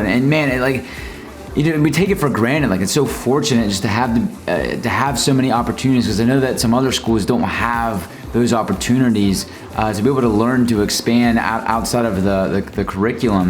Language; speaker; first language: English; native; English